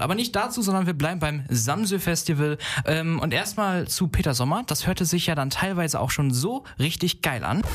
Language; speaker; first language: German; native; German